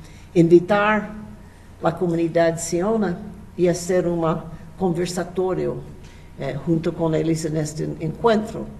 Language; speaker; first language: Spanish; non-native, fluent; English